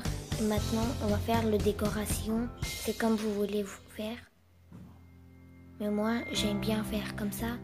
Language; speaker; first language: French; non-native, fluent; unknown